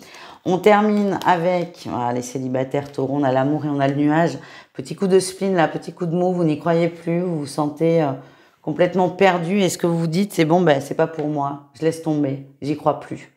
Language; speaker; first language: French; native; French